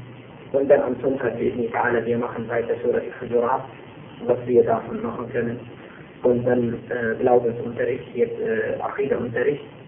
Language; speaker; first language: German; non-native, fluent; Turkish